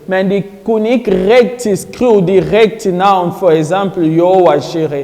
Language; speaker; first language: Swedish; non-native, fluent; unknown